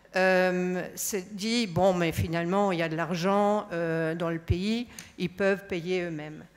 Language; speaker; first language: French; non-native, fluent; German